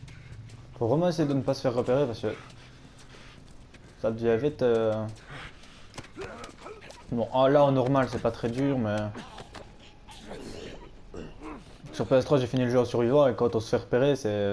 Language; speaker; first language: French; native; French